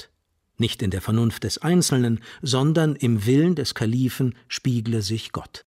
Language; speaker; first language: German; native; German